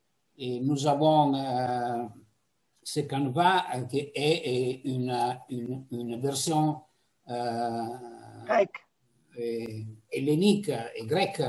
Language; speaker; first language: French; non-native, fluent; Italian